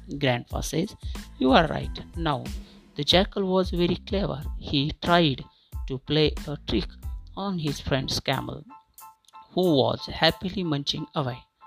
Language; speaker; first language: English; non-native, local second language; Marathi